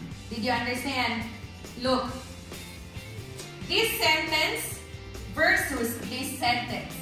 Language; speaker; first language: English; non-native, local second language; Filipino